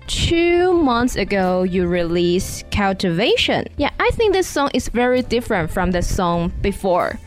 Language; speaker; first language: English; non-native, fluent; Chinese